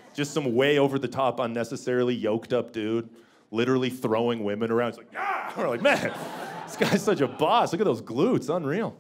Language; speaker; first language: English; native; English